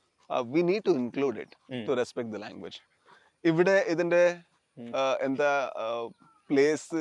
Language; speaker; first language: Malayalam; non-native, learner; Kannada